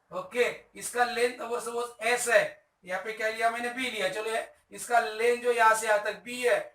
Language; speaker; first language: Hindi; non-native, local second language; Marathi